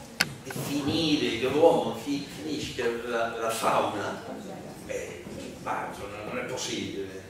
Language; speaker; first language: Italian; non-native, learner; Spanish